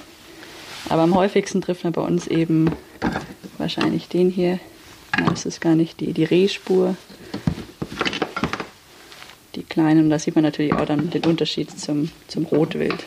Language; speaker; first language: German; native; German